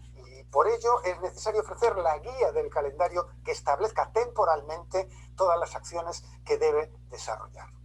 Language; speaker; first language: Spanish; native; Spanish